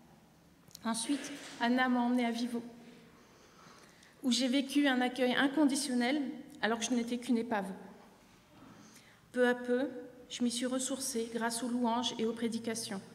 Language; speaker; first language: French; native; French